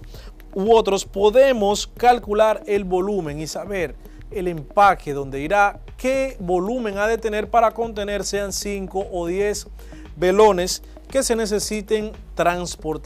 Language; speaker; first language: Spanish; native; Spanish